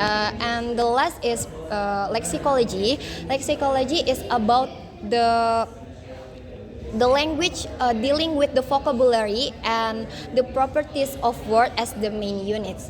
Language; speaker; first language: English; non-native, learner; Indonesian